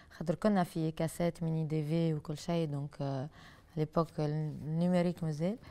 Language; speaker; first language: French; non-native, local second language; Arabic